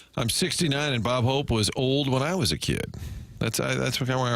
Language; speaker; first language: English; native; English